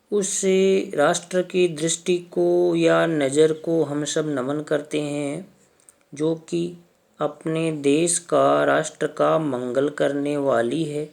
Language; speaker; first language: Hindi; native; Hindi